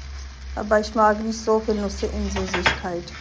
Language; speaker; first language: German; non-native, learner; Hindi